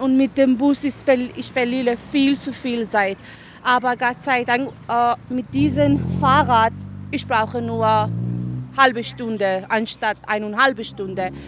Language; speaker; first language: German; non-native, learner; Persian